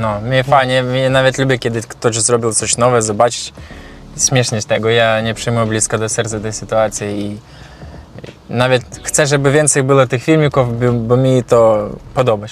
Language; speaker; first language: Polish; non-native, learner; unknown